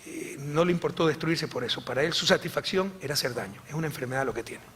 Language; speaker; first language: Spanish; native; Spanish